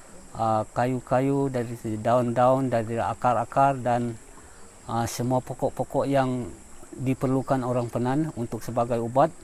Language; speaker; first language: Indonesian; non-native, local second language; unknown